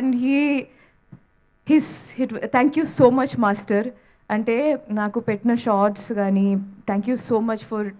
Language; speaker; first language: Telugu; non-native, learner; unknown